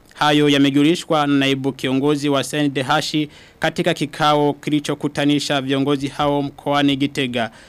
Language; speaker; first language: Swahili; non-native, local second language; Rundi